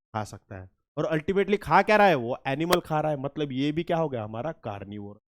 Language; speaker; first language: Hindi; non-native, local second language; Marathi